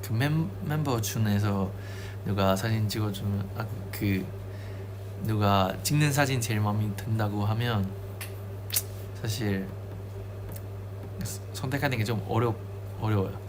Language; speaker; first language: Korean; non-native, fluent; Chinese